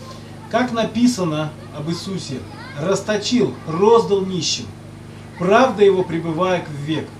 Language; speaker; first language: Russian; native; Russian